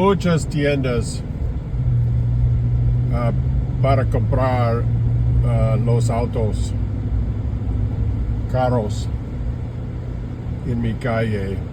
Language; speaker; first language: Spanish; non-native, learner; English